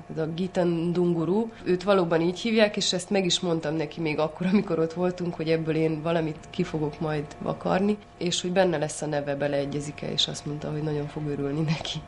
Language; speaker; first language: Hungarian; native; Hungarian